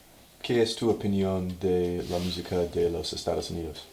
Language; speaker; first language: Spanish; non-native, learner; English